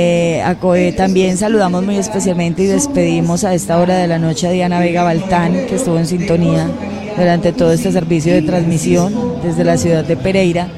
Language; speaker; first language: Spanish; native; Spanish